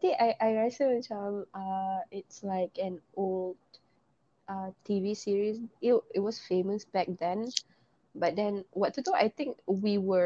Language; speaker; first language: English; non-native, local second language; Malay